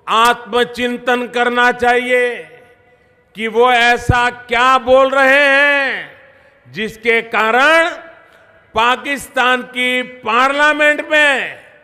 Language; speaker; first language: Hindi; non-native, local second language; Gujarati